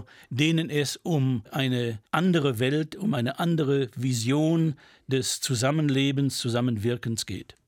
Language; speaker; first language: German; native; German